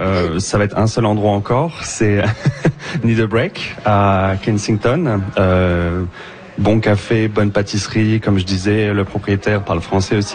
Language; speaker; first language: French; native; French